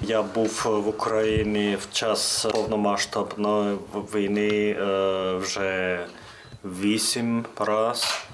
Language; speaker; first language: Ukrainian; non-native, learner; Finnish